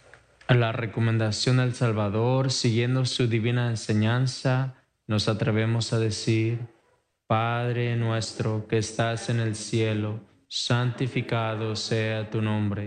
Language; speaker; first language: Spanish; native; Spanish